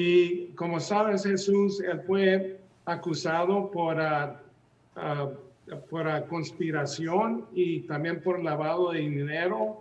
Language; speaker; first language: Spanish; early bilingual, heritage; Spanish